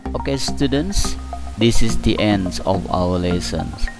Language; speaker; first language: English; non-native, fluent; Indonesian